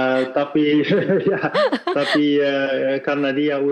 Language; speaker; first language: Indonesian; non-native, fluent; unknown